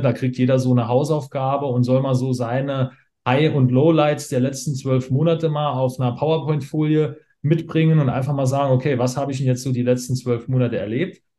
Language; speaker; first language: German; native; German